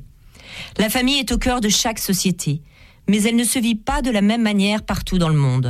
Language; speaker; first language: French; native; French